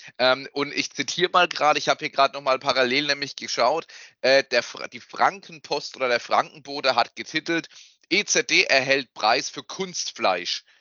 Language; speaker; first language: German; native; German